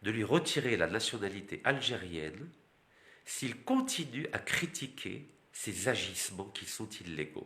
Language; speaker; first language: French; non-native, local second language; Arabic